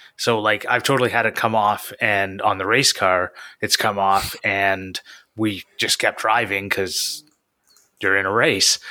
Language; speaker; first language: English; native; English